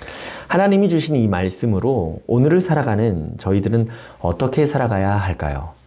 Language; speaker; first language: Korean; native; Korean